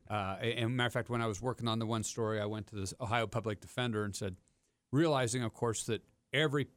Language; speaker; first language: English; native; English